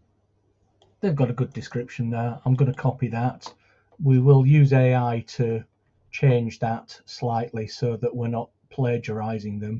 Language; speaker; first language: English; native; English